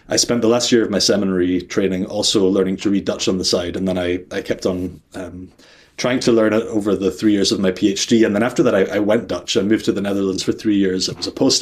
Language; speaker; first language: English; native; English